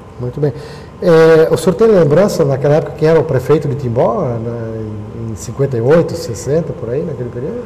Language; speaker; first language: Portuguese; native; Portuguese